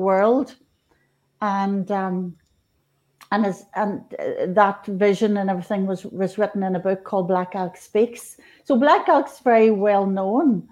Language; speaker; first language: English; native; English